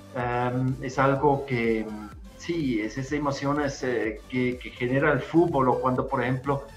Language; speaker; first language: Spanish; non-native, fluent; German